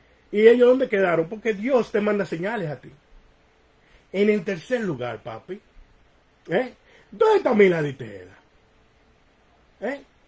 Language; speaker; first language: Spanish; early bilingual, heritage; Spanish